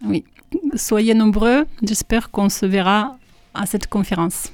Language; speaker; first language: French; non-native, fluent; Russian